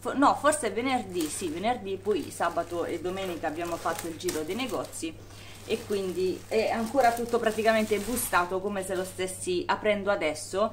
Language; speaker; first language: Italian; native; Italian